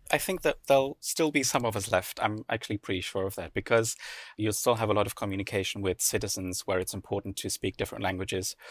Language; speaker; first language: English; non-native, fluent; German